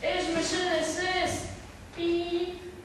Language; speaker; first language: Basque; non-native, local second language; Spanish